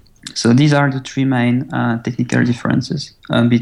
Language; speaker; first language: English; non-native, fluent; French